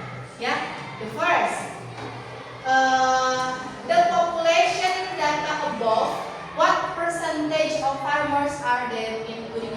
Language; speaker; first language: English; non-native, learner; Indonesian